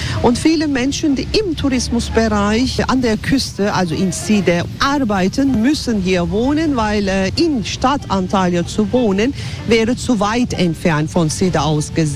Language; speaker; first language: German; non-native, fluent; Turkish